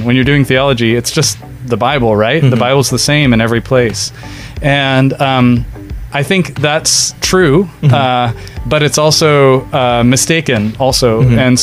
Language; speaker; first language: English; native; English